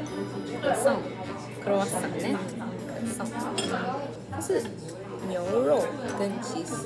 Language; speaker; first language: Chinese; non-native, learner; Japanese